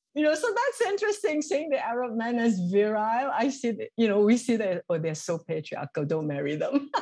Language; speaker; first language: English; non-native, local second language; Malay